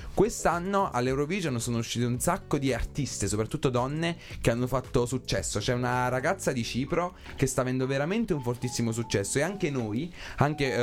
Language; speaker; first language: Italian; native; Italian